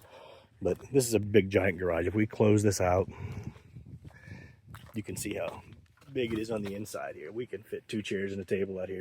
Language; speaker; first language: English; native; English